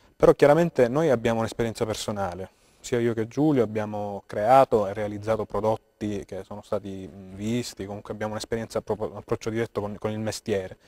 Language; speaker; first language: Italian; early bilingual, heritage; Italian